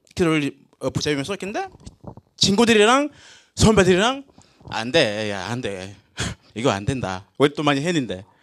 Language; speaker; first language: Korean; non-native, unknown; Swahili